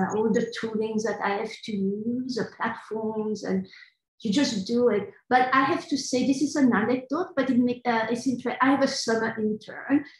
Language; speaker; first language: English; non-native, fluent; French